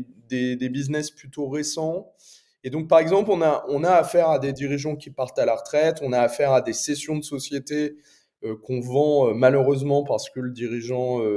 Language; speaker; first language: French; native; French